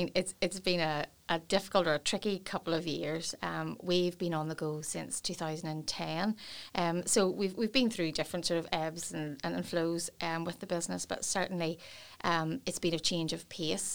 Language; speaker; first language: English; native; English